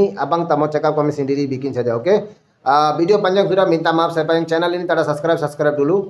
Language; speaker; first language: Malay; non-native, fluent; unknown